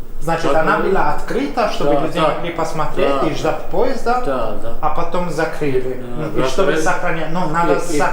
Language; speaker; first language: Russian; non-native, learner; English